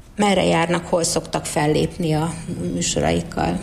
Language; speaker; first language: Hungarian; native; Hungarian